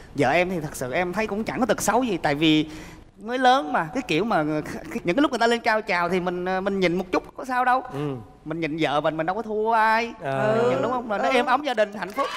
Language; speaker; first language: Vietnamese; native; Vietnamese